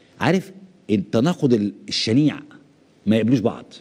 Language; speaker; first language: Arabic; native; Arabic